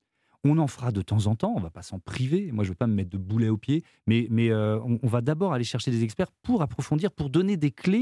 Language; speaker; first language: French; native; French